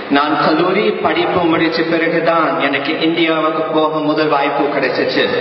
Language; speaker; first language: Tamil; non-native, fluent; English